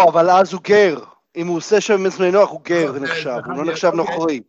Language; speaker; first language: Hebrew; non-native, fluent; English